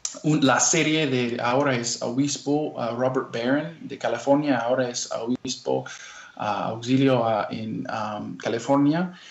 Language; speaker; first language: Spanish; non-native, fluent; English